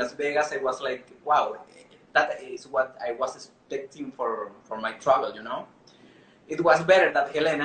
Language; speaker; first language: English; non-native, learner; Spanish